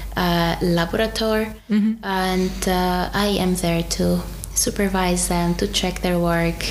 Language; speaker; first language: English; non-native, fluent; Greek